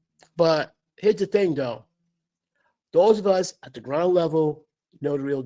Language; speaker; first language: English; native; English